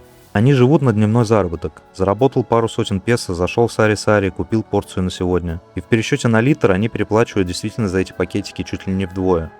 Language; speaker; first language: Russian; native; Russian